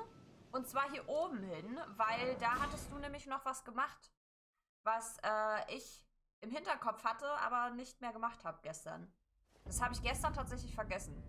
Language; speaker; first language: German; native; German